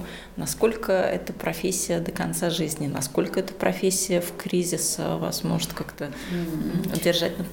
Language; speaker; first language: Russian; native; Russian